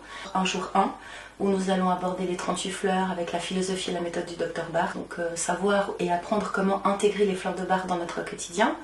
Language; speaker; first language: French; native; French